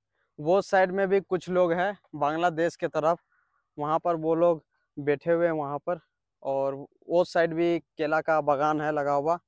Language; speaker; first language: Hindi; native; Hindi